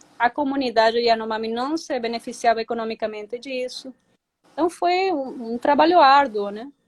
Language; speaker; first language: Portuguese; non-native, fluent; Spanish